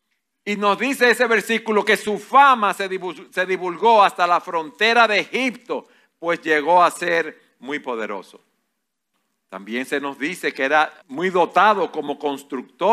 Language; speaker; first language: Spanish; native; Spanish